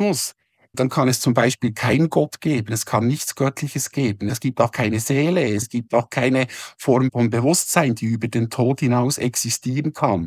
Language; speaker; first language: German; native; German